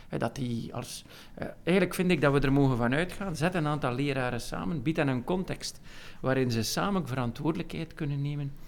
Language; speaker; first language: Dutch; native; Dutch